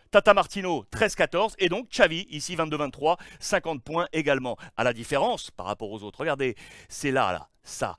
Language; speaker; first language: French; native; French